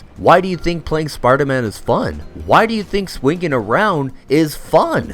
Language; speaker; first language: English; native; English